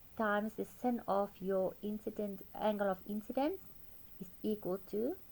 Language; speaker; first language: English; non-native, local second language; Afrikaans